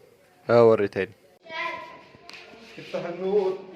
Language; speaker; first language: Arabic; native; Arabic